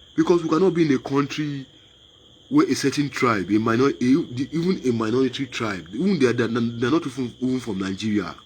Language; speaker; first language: English; non-native, local second language; Yoruba